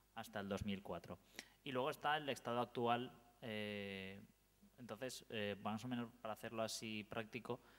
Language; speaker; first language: Spanish; native; Spanish